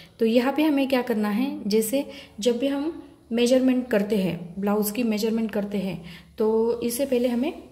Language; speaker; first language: Hindi; non-native, local second language; Marathi